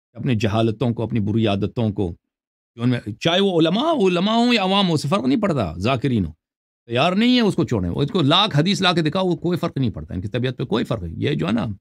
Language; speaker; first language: Urdu; non-native, fluent; Persian